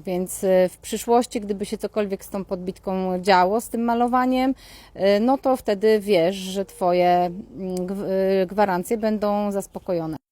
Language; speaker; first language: Polish; native; Polish